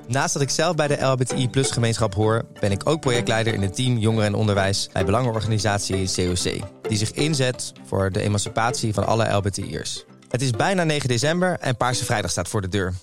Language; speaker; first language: Dutch; native; Dutch